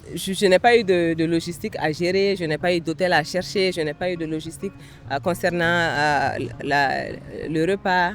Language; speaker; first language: French; non-native, local second language; Bambara